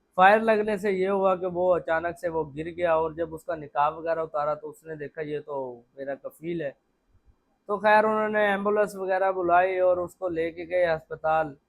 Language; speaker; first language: Urdu; non-native, local second language; Punjabi